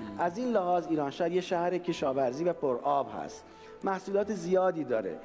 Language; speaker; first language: Persian; non-native, local second language; Baluchi